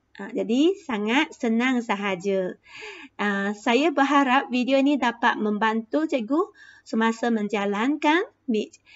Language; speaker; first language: Malay; non-native, local second language; Chinese